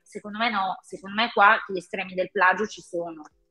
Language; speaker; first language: Italian; native; Italian